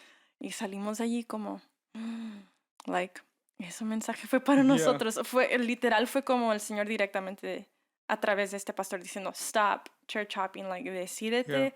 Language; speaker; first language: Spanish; early bilingual, heritage; Spanish